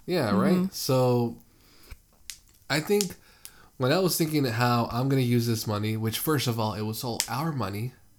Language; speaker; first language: English; early bilingual, other home language; Spanish